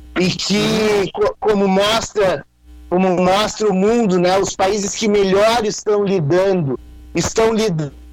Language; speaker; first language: Portuguese; native; Portuguese